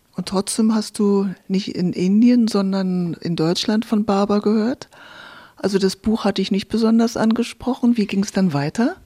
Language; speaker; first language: German; native; German